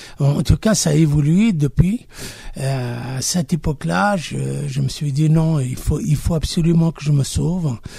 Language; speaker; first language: French; non-native, local second language; Kabyle